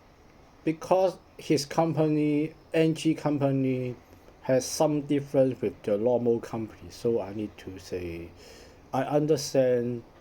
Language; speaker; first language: English; non-native, learner; Cantonese